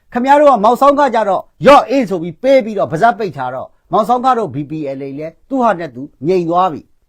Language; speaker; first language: Burmese; non-native, local second language; Kachin